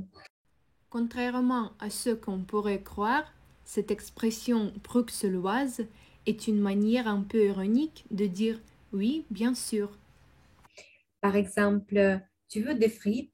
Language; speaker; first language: French; non-native, fluent; Russian